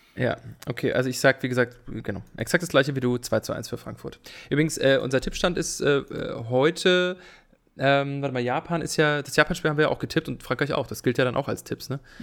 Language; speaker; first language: German; native; German